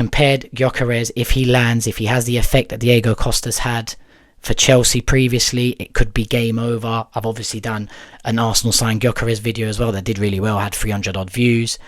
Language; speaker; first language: English; native; English